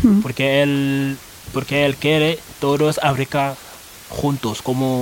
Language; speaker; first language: Spanish; non-native, learner; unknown